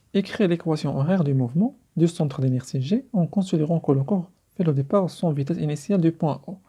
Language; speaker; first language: French; non-native, local second language; Arabic